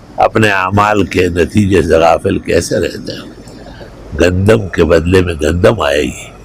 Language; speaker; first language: Urdu; non-native, local second language; Pashto